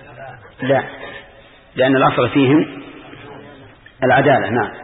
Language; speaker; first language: Arabic; native; Arabic